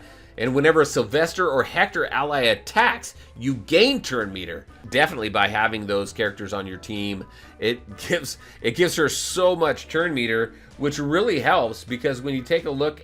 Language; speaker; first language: English; native; English